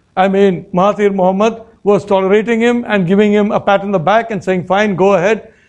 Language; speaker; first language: English; non-native, local second language; Malayalam